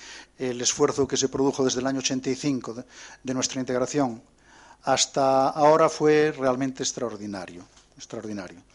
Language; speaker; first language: Spanish; native; Spanish